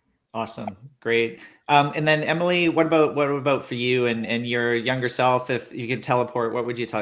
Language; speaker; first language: English; native; English